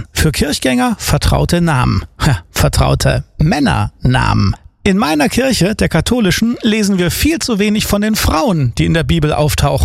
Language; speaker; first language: German; native; German